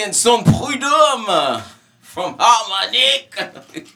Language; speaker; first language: English; non-native, learner; Haitian Creole